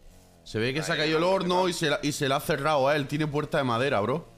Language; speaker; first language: Spanish; native; Spanish